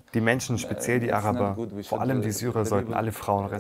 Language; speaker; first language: German; non-native, fluent; Arabic